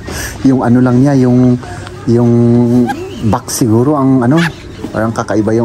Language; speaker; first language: Filipino; non-native, local second language; Iloko